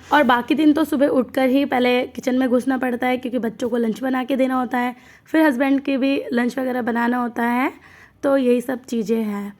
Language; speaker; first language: Hindi; non-native, local second language; Bangla